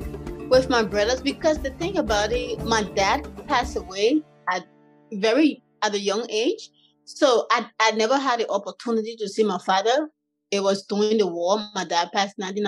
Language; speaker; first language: English; native; English